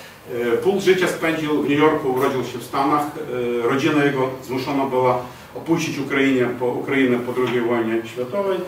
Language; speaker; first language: Polish; non-native, fluent; Ukrainian